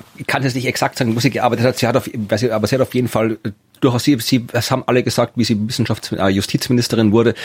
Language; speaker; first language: German; native; German